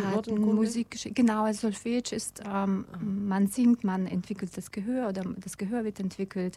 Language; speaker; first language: German; non-native, fluent; Russian